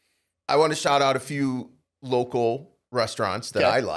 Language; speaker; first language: English; native; English